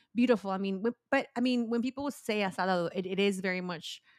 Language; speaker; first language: English; early bilingual, other home language; Spanish